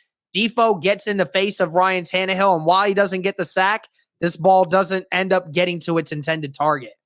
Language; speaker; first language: English; native; English